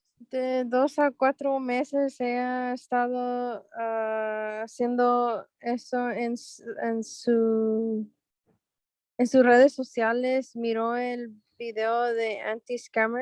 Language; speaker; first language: Spanish; early bilingual, heritage; Spanish